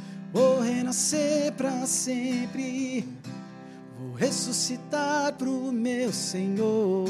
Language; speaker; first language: Portuguese; native; Portuguese